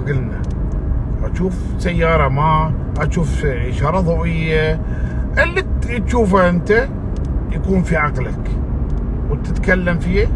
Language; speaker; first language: Arabic; native; Arabic